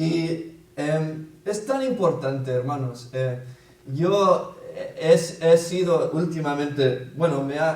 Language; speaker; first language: Spanish; non-native, fluent; English